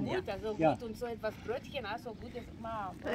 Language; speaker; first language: German; non-native, learner; Romanian